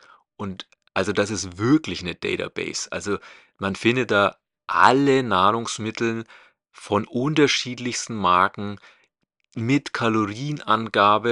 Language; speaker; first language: German; native; German